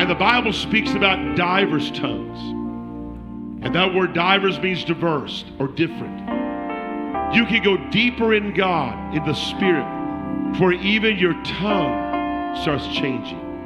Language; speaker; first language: English; native; English